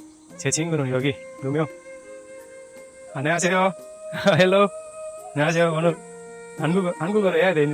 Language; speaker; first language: Korean; non-native, learner; Nepali